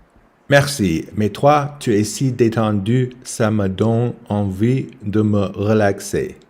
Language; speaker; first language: French; non-native, learner; English